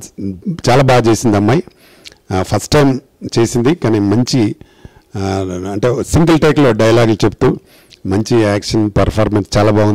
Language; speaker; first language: Telugu; native; Telugu